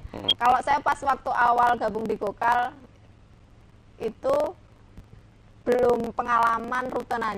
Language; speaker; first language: Indonesian; native; Indonesian